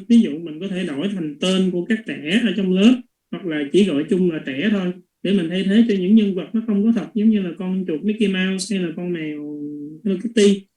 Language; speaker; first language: Vietnamese; native; Vietnamese